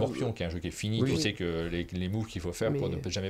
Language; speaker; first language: French; native; French